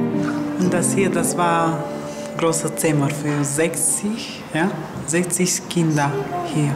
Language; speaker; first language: German; non-native, learner; Romanian